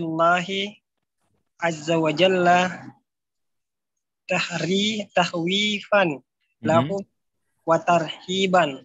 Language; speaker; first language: Arabic; non-native, learner; Indonesian